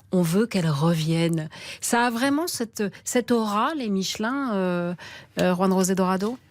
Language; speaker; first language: French; native; French